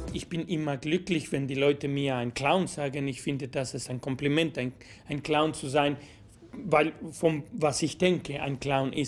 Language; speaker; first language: German; non-native, fluent; Spanish